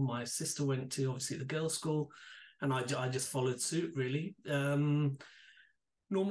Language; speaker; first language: English; native; English